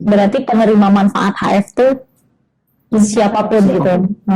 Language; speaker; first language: Indonesian; native; Indonesian